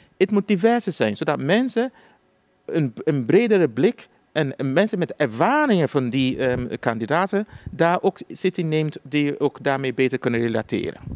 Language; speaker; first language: Dutch; non-native, fluent; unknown